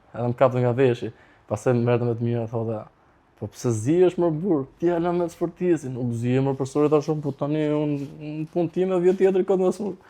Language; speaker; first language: Albanian; native; Albanian